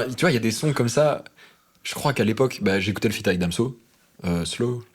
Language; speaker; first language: French; native; French